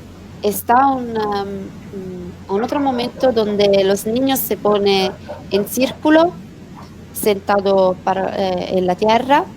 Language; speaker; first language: Spanish; non-native, learner; Italian